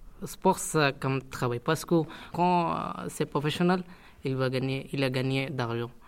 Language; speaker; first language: French; non-native, learner; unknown